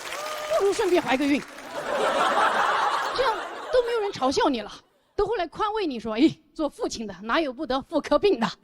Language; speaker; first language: Chinese; native; Chinese